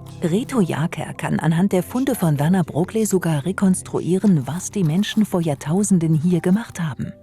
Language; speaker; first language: German; native; German